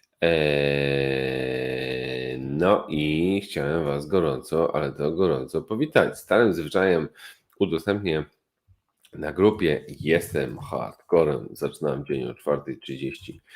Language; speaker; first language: Polish; native; Polish